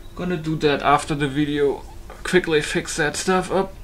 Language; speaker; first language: English; non-native, fluent; German